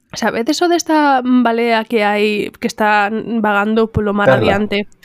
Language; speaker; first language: Galician; non-native, local second language; Spanish